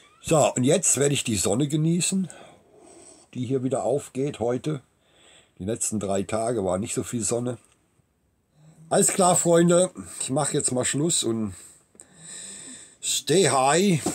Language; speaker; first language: German; native; German